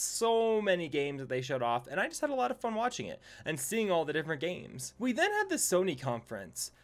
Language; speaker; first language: English; native; English